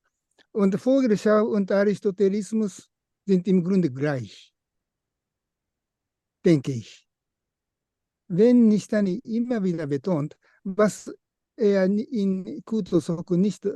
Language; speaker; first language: German; non-native, fluent; Japanese